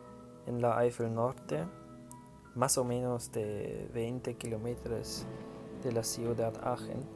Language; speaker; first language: Spanish; non-native, learner; German